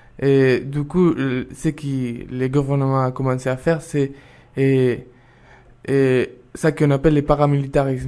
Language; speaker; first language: French; non-native, fluent; Spanish